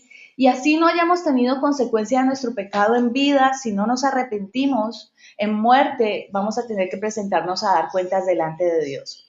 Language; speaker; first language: Spanish; native; Spanish